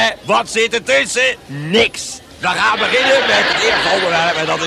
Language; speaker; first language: Dutch; native; Dutch